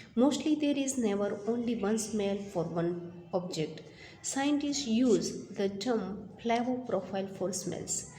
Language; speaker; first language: English; non-native, local second language; Gujarati